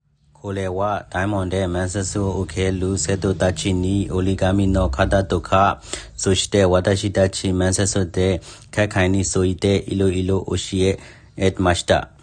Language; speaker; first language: Japanese; non-native, learner; Burmese